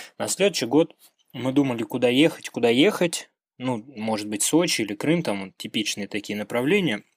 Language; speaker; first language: Russian; native; Russian